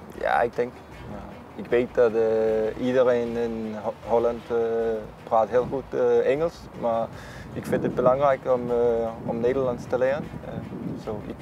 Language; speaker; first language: Dutch; non-native, learner; Danish